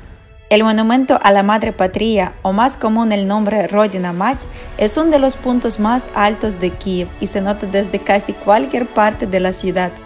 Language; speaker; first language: Spanish; non-native, fluent; Ukrainian